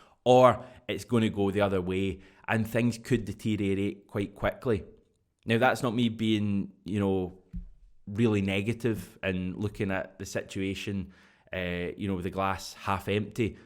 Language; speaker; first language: English; native; English